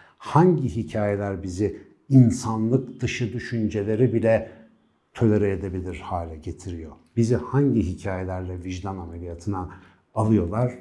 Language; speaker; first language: Turkish; native; Turkish